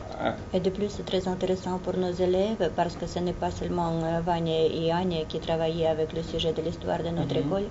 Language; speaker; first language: French; non-native, fluent; Russian